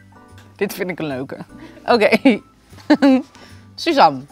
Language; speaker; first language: Dutch; native; Dutch